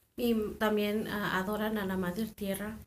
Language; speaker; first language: Spanish; non-native, fluent; English